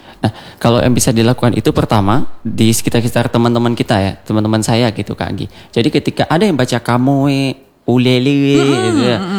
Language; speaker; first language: Indonesian; non-native, local second language; Achinese